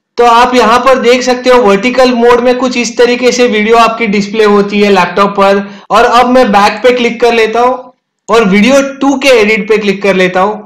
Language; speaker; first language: Hindi; native; Hindi